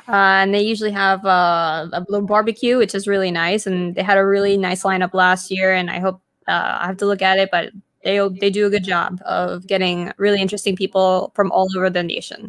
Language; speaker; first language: English; early bilingual, other home language; Spanish